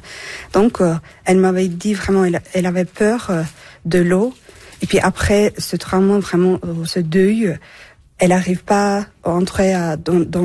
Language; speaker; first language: French; non-native, fluent; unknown